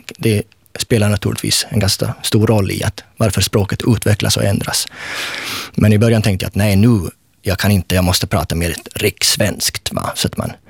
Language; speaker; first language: Swedish; native; Swedish